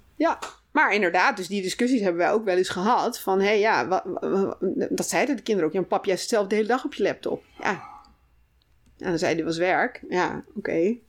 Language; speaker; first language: Dutch; native; Dutch